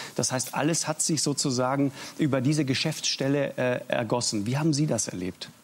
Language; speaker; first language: German; native; German